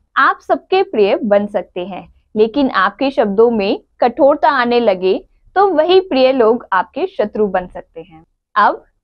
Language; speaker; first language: Hindi; native; Hindi